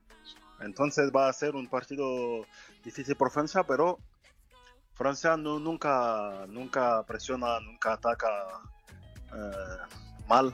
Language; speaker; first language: Spanish; non-native, fluent; French